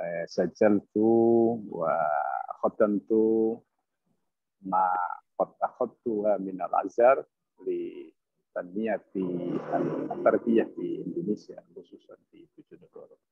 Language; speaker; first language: Arabic; non-native, fluent; Indonesian